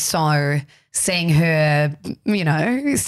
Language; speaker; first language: English; native; English